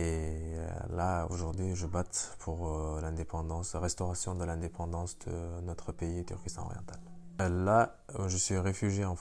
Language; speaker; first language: French; non-native, fluent; Uyghur